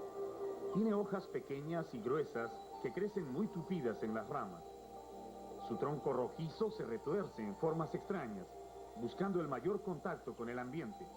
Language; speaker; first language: Spanish; native; Spanish